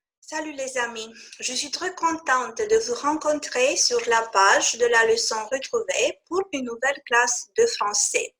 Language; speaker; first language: French; non-native, fluent; Romanian